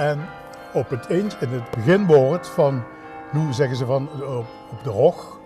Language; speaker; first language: Dutch; native; Dutch